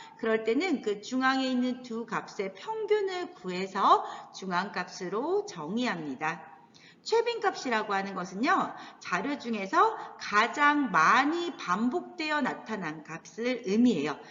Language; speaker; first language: Korean; native; Korean